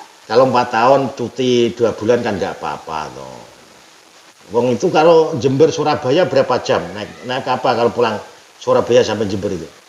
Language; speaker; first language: Indonesian; non-native, local second language; Javanese